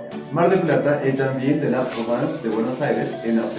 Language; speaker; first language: French; non-native, learner; Spanish